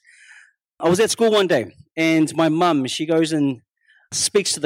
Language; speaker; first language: English; non-native, local second language; Māori